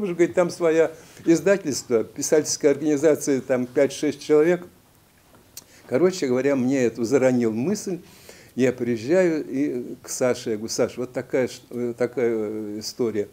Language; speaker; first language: Russian; native; Russian